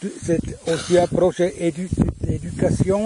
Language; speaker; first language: French; non-native, fluent; German